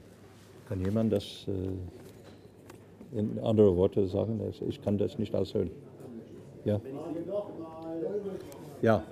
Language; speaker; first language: German; non-native, fluent; English